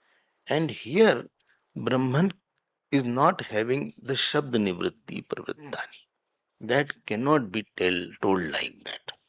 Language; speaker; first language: English; non-native, local second language; Hindi